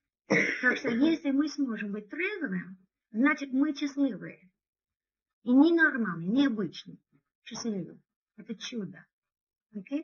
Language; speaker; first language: Russian; non-native, learner; English